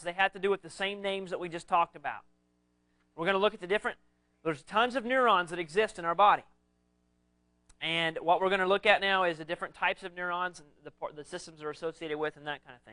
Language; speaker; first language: English; native; English